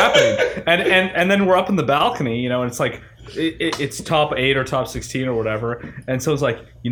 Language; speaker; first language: English; native; English